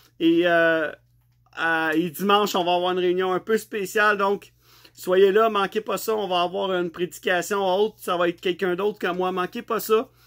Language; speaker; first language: French; native; French